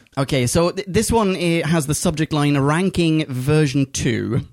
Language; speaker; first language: English; native; English